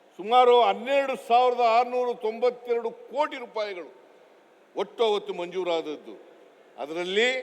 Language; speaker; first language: Kannada; native; Kannada